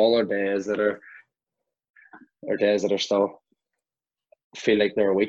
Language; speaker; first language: English; native; English